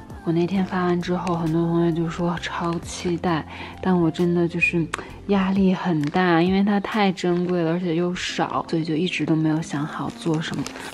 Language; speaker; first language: Chinese; native; Chinese